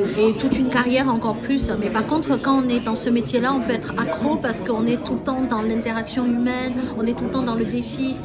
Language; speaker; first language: French; early bilingual, other home language; Chinese